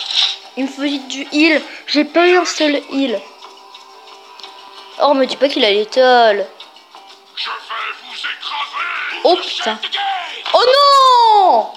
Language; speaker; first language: French; native; French